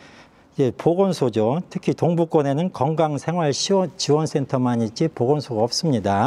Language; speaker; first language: Korean; native; Korean